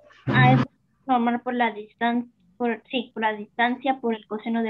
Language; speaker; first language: Spanish; native; Spanish